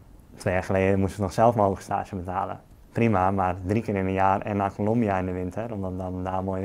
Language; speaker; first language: Dutch; native; Dutch